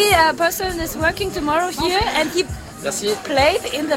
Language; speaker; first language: English; non-native, learner; German